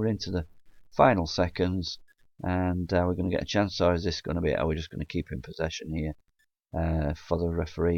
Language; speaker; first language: English; native; English